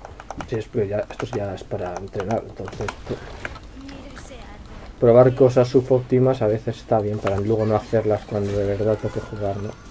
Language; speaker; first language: Spanish; native; Spanish